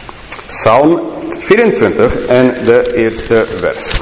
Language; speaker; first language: Dutch; non-native, fluent; English